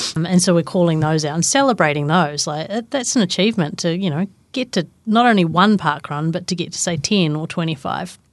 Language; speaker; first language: English; native; English